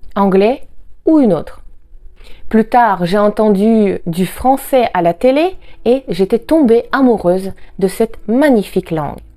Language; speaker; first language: French; non-native, fluent; Russian